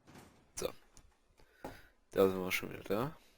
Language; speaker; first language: German; native; German